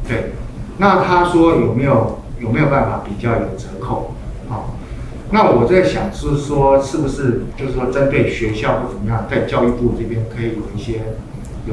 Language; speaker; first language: Chinese; native; Chinese